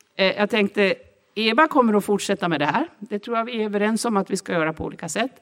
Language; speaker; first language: Swedish; native; Swedish